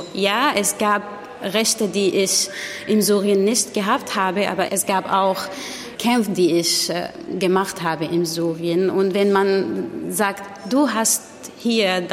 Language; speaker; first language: German; non-native, learner; Arabic